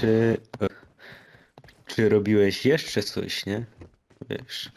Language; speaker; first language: Polish; native; Polish